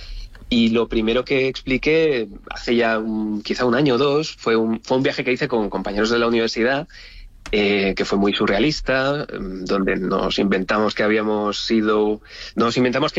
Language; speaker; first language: Spanish; native; Spanish